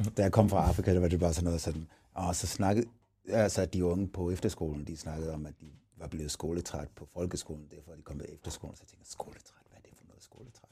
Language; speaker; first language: Danish; non-native, fluent; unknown